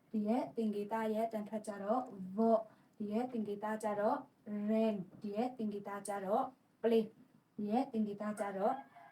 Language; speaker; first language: Burmese; non-native, local second language; Shwe Palaung